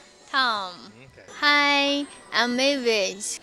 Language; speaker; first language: English; non-native, fluent; Chinese